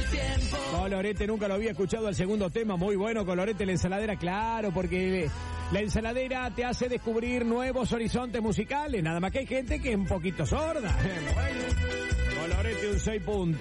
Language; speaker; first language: Spanish; native; Spanish